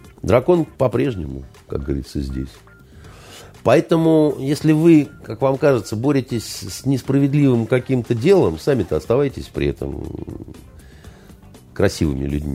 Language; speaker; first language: Russian; native; Russian